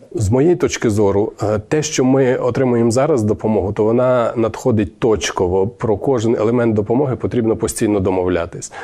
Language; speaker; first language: Ukrainian; native; Ukrainian